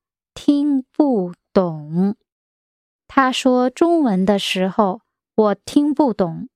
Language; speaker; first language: Chinese; non-native, learner; English